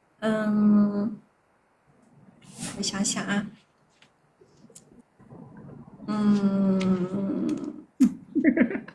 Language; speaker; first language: Chinese; non-native, learner; Thai